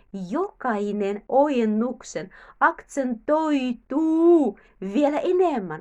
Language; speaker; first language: Finnish; non-native, learner; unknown